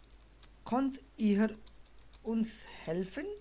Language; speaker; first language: German; non-native, fluent; Urdu